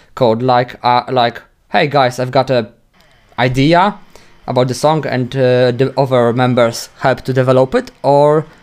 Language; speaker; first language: English; non-native, fluent; Polish